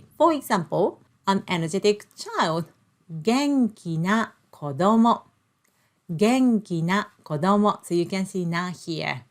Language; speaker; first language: English; non-native, local second language; Japanese